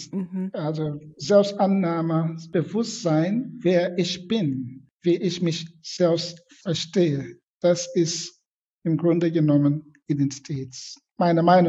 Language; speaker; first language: German; non-native, fluent; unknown